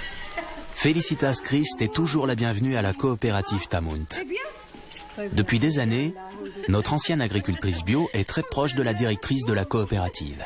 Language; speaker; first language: French; native; French